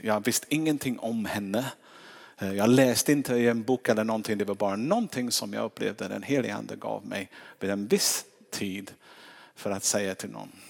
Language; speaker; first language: Swedish; non-native, fluent; English